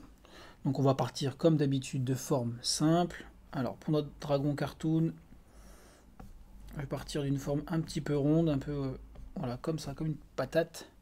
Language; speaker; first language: French; native; French